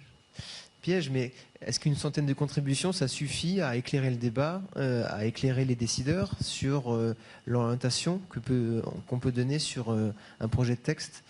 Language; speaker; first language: French; native; French